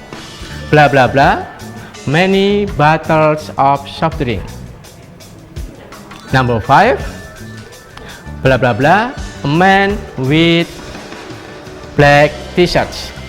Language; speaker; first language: English; non-native, fluent; Indonesian